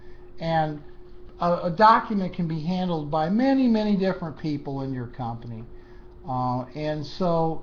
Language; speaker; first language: English; native; English